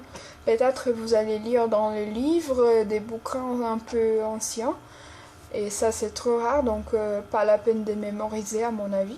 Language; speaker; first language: French; non-native, fluent; Portuguese